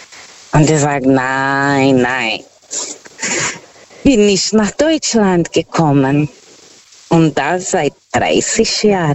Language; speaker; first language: German; non-native, fluent; Portuguese